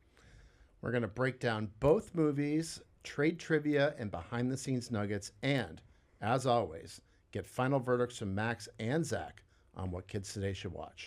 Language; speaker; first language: English; native; English